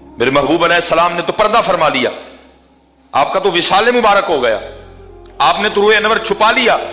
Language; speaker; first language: Urdu; non-native, local second language; Punjabi